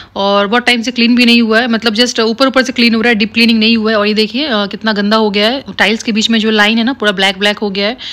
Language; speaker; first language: Hindi; native; Hindi